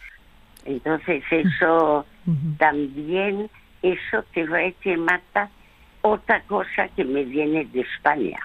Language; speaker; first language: Spanish; early bilingual, other home language; French